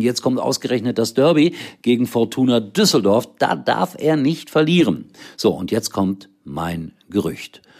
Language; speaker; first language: German; native; German